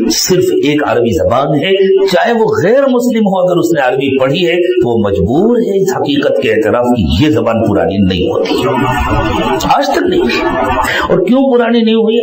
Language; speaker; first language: Urdu; native; Urdu